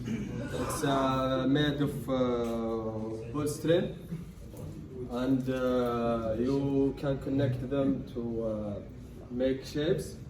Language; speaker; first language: English; non-native, learner; Arabic